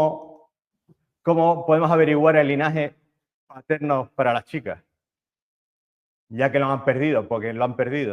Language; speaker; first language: Spanish; native; Spanish